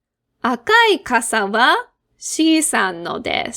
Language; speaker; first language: Japanese; non-native, fluent; English